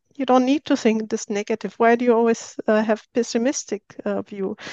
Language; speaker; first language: English; non-native, fluent; Arabic